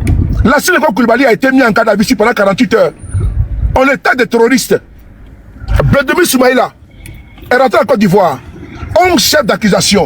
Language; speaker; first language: French; native; French